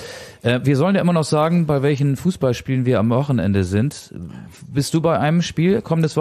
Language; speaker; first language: German; native; German